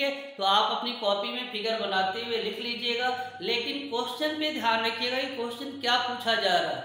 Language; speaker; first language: Hindi; native; Hindi